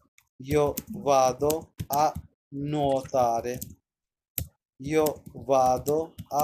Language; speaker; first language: Italian; non-native, fluent; Bangla